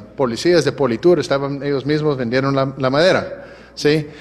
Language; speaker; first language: Spanish; early bilingual, heritage; Spanish